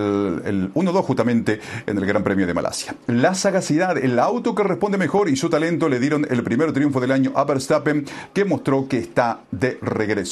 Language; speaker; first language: Spanish; native; Spanish